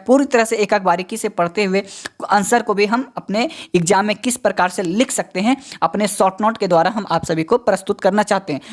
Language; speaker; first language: Hindi; native; Hindi